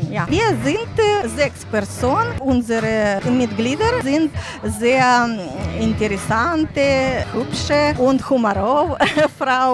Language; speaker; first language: German; non-native, learner; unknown